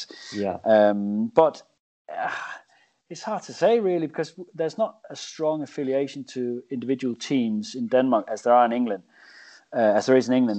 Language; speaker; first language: English; non-native, fluent; Danish